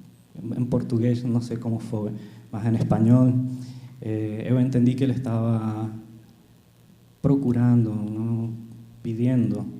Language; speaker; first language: Portuguese; non-native, fluent; Spanish